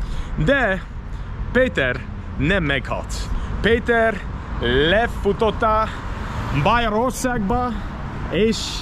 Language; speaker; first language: Hungarian; non-native, learner; English